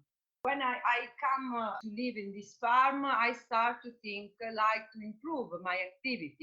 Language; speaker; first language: English; non-native, fluent; Italian